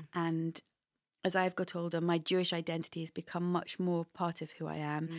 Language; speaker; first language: English; native; English